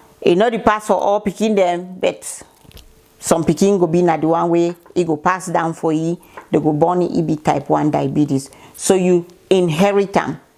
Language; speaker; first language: Nigerian Pidgin; native; Nigerian Pidgin